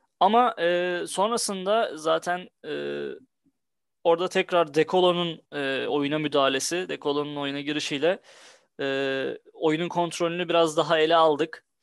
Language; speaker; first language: Turkish; native; Turkish